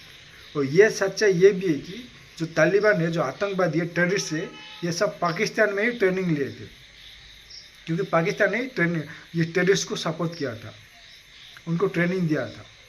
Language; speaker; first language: Hindi; non-native, local second language; Odia